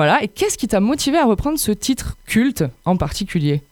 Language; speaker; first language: French; native; French